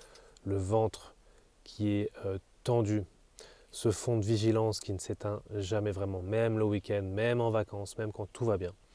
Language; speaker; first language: French; native; French